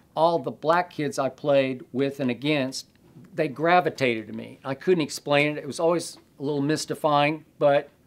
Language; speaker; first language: English; native; English